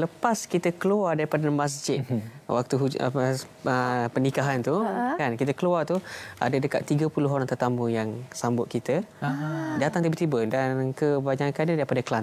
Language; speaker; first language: Malay; native; Malay